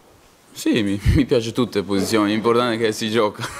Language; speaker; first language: Italian; non-native, learner; Polish